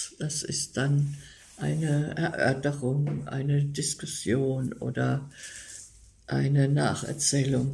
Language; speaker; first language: German; native; German